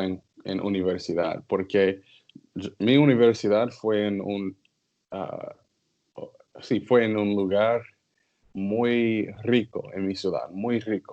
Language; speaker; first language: Spanish; non-native, learner; English